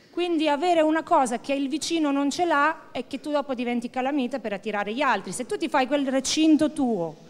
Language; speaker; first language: Italian; non-native, fluent; Croatian